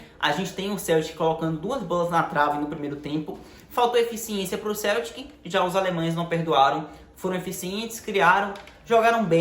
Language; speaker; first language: Portuguese; native; Portuguese